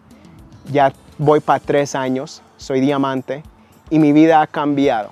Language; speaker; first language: Spanish; early bilingual, heritage; Spanish